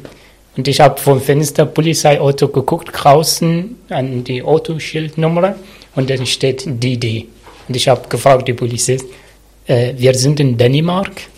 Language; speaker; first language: German; non-native, learner; Arabic